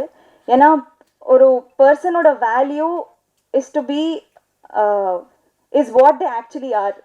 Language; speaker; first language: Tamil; non-native, learner; Telugu